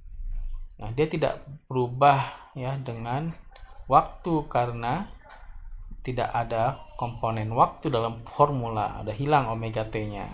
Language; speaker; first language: Indonesian; native; Indonesian